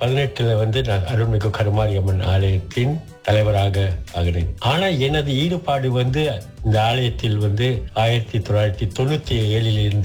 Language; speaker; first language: Tamil; early bilingual, heritage; Tamil